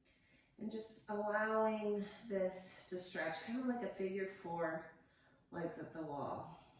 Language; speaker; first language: English; native; English